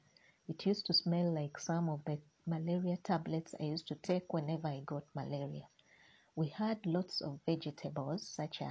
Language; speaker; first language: English; non-native, local second language; Luyia